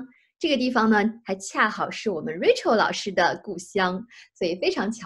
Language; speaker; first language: Chinese; native; Chinese